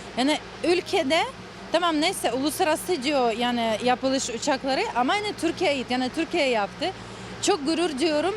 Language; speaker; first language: Turkish; non-native, fluent; Ukrainian